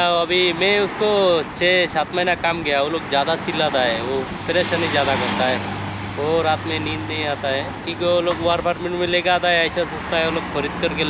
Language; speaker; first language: Hindi; non-native, learner; Bangla